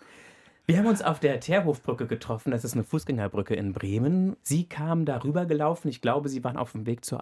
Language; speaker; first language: German; native; German